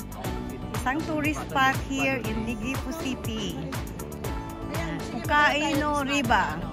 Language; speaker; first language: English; non-native, local second language; Filipino